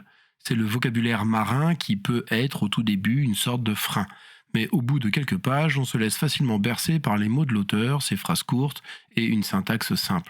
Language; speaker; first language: French; native; French